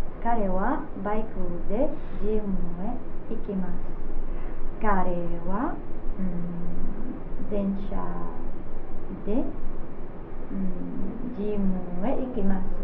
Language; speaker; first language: Japanese; non-native, learner; Spanish